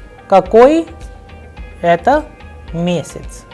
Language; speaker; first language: Russian; non-native, fluent; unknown